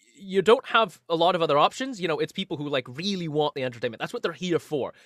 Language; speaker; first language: English; native; English